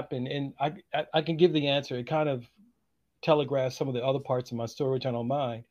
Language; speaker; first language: English; native; English